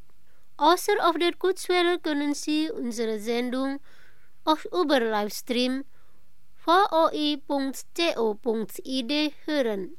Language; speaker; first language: German; non-native, fluent; Indonesian